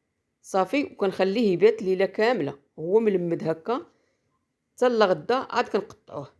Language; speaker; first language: Arabic; native; Arabic